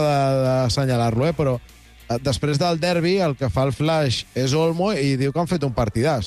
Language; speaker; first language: Catalan; native; Catalan